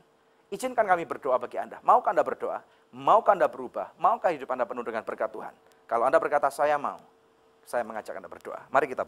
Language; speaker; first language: Indonesian; native; Indonesian